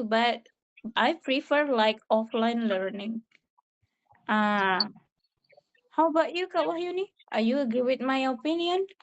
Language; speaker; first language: English; non-native, learner; Indonesian